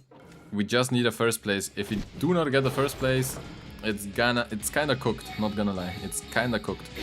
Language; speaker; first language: English; non-native, fluent; German